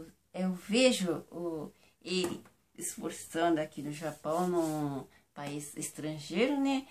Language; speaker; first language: Portuguese; non-native, fluent; Japanese